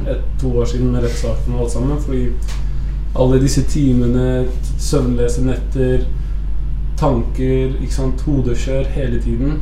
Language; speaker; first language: Norwegian; early bilingual, other home language; Arabic